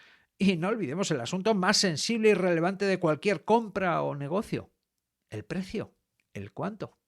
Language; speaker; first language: Spanish; native; Spanish